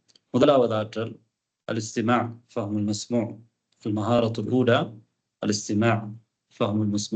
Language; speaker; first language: Arabic; non-native, fluent; Tamil